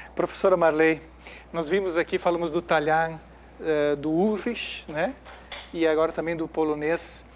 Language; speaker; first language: Portuguese; native; Portuguese